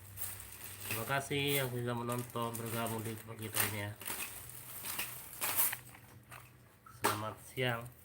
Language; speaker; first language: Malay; non-native, local second language; Minangkabau